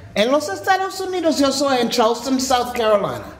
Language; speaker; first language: Spanish; non-native, learner; English